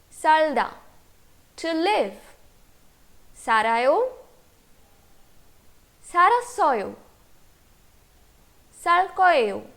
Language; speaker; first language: Korean; non-native, fluent; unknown